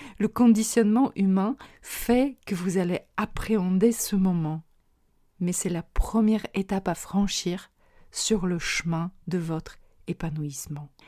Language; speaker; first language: French; non-native, fluent; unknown